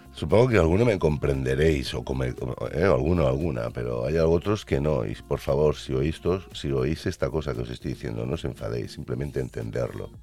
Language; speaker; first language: Spanish; native; Spanish